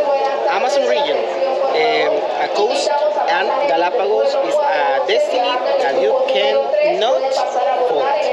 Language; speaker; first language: English; non-native, fluent; Spanish